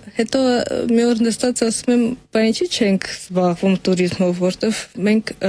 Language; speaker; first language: Armenian; non-native, fluent; Russian